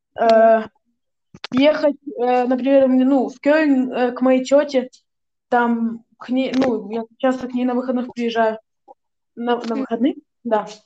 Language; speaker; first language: Russian; early bilingual, heritage; Russian